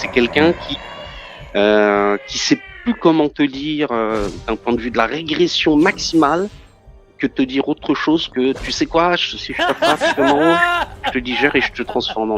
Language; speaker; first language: French; native; French